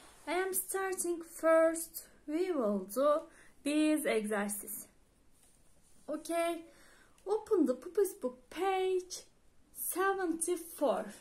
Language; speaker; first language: English; non-native, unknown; Turkish